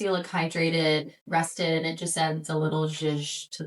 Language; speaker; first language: English; native; English